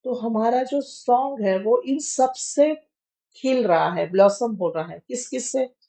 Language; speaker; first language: Hindi; non-native, local second language; Marathi